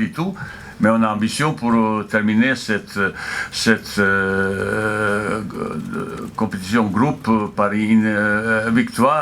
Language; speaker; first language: French; non-native, fluent; Bosnian